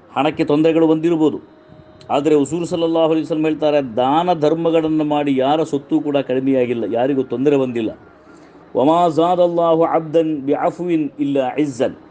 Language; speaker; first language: Kannada; non-native, local second language; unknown